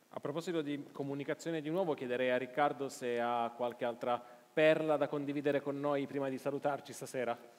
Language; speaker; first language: Italian; native; Italian